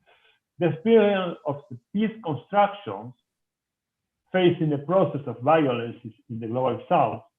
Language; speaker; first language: English; non-native, fluent; Spanish